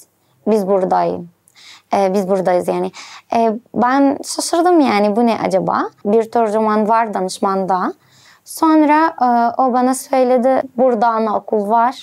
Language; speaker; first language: Turkish; non-native, learner; Arabic